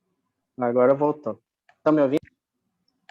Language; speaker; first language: Portuguese; native; Portuguese